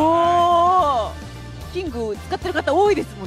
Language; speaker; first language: Japanese; native; Japanese